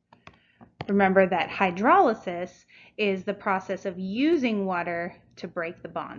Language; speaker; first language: English; native; English